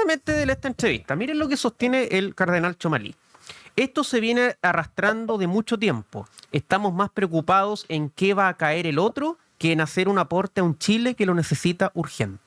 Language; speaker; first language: Spanish; native; Spanish